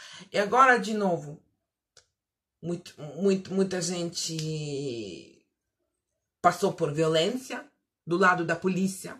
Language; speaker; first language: Portuguese; non-native, fluent; Russian